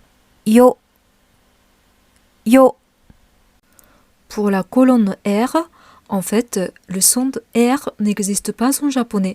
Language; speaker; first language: French; non-native, fluent; Japanese